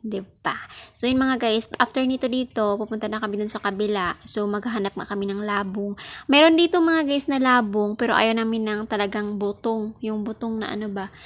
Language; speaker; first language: Filipino; non-native, local second language; Hiligaynon